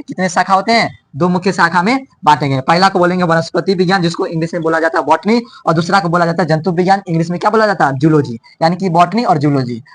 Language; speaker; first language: Hindi; native; Hindi